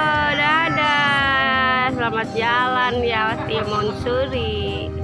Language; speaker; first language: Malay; non-native, local second language; Sundanese